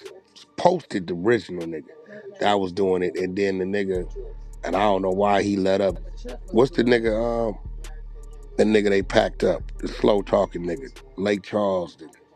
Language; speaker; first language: English; native; English